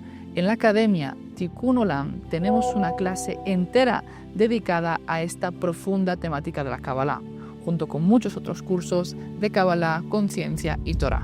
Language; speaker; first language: Spanish; native; Spanish